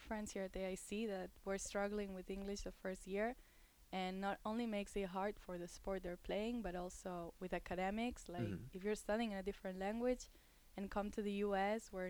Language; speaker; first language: English; non-native, fluent; Spanish